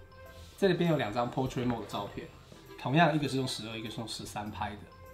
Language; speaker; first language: Chinese; native; Chinese